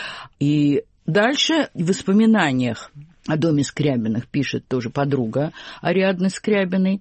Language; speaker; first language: Russian; native; Russian